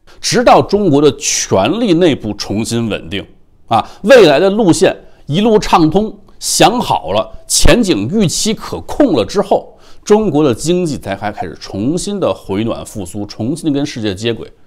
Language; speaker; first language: Chinese; native; Chinese